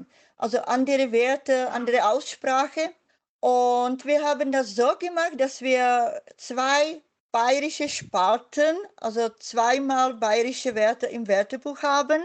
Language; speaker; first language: German; non-native, fluent; Czech